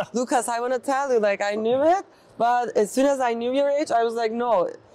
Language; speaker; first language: English; non-native, fluent; Turkish